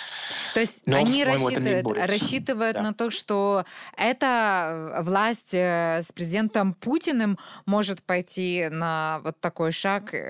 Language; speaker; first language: Russian; native; Russian